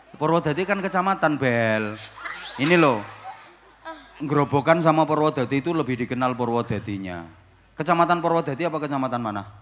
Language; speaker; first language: Indonesian; non-native, local second language; Javanese